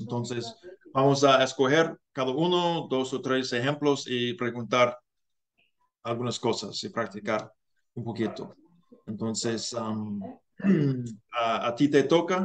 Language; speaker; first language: Spanish; non-native, learner; English